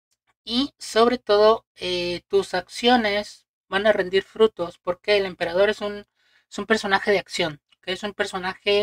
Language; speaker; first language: Spanish; native; Spanish